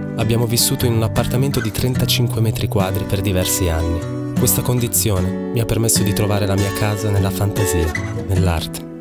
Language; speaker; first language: Italian; early bilingual, other home language; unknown